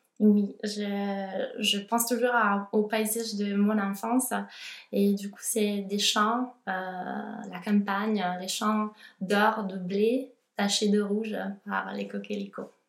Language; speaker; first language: French; non-native, fluent; Italian